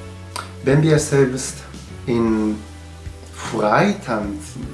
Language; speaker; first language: German; non-native, learner; Japanese